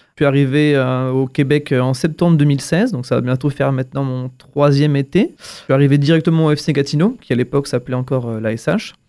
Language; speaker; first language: French; native; French